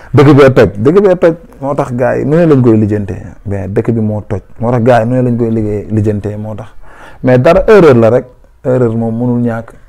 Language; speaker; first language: Wolof; native; Wolof